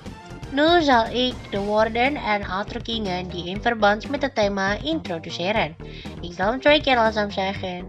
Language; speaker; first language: Dutch; non-native, fluent; Indonesian